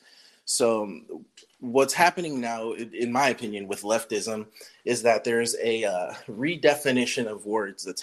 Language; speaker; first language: English; native; English